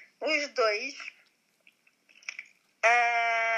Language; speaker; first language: Portuguese; native; Portuguese